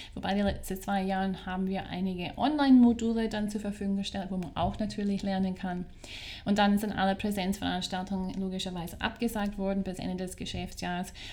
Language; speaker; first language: German; non-native, fluent; English